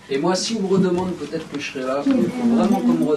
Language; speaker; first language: French; native; French